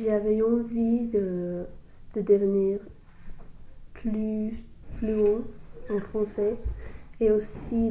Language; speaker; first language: French; non-native, fluent; English